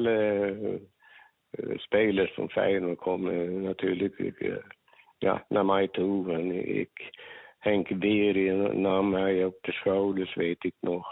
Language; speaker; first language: Dutch; non-native, fluent; Swedish